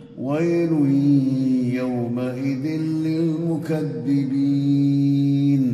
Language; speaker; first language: Arabic; native; Arabic